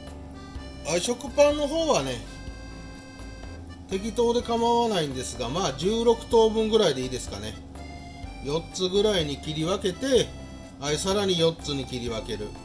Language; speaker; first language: Japanese; native; Japanese